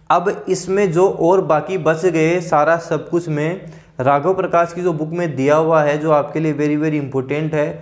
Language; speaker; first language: Hindi; native; Hindi